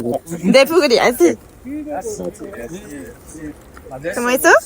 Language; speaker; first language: Italian; non-native, learner; French